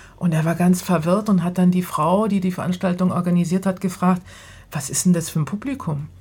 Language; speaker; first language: German; native; German